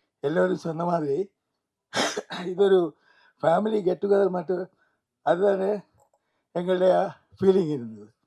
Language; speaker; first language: Tamil; non-native, learner; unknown